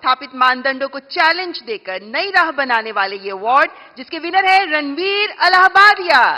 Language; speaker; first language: Hindi; native; Hindi